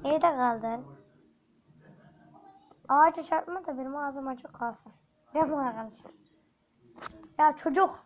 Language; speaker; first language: Turkish; native; Turkish